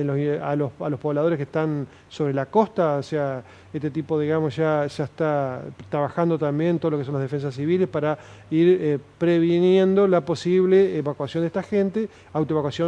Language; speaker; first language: Spanish; native; Spanish